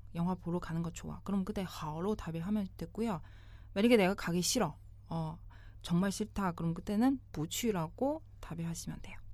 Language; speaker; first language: Korean; non-native, fluent; Chinese